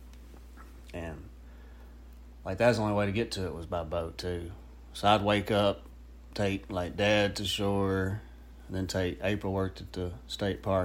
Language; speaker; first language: English; native; English